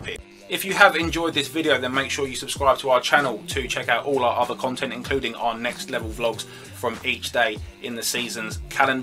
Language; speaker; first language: English; native; English